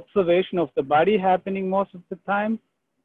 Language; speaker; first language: English; non-native, local second language; Sinhala